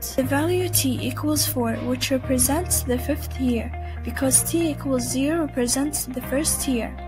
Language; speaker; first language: English; non-native, fluent; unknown